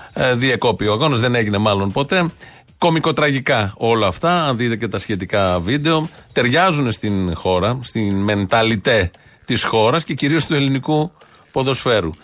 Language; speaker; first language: Greek; native; Greek